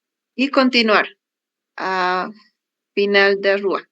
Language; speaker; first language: Portuguese; non-native, learner; Spanish